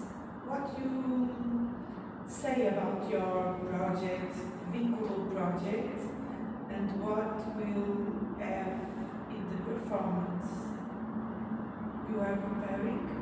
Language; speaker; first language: English; non-native, learner; Portuguese